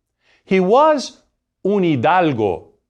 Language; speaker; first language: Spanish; non-native, fluent; English